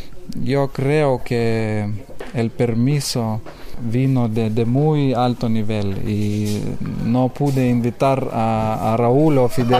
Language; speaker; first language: Spanish; non-native, learner; Lithuanian